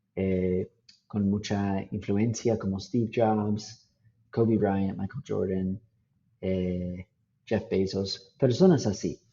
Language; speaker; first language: Spanish; non-native, fluent; English